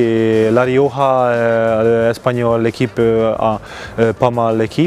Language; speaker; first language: French; non-native, learner; Hungarian